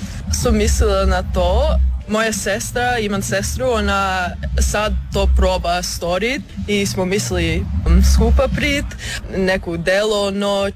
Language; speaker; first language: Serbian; early bilingual, heritage; English